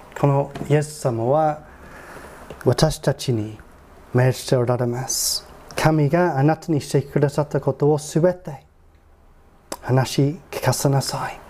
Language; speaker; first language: Japanese; non-native, fluent; English